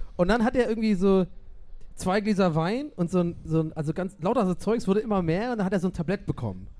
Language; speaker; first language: German; native; German